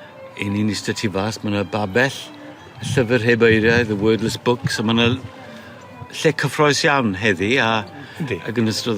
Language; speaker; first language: Welsh; native; Welsh